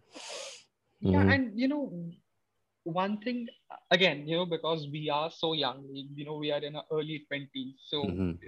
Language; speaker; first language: English; non-native, local second language; Odia